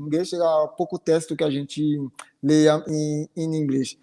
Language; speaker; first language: Portuguese; non-native, fluent; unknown